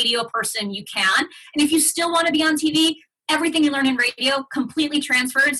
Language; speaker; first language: English; early bilingual, other home language; Spanish